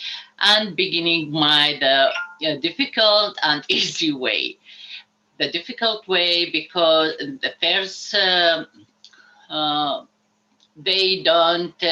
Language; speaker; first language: English; non-native, learner; Arabic